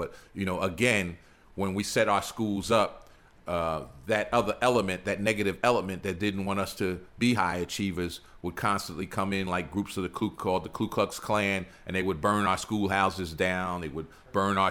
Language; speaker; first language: English; native; English